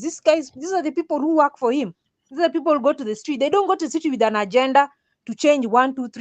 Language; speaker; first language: English; non-native, local second language; Swahili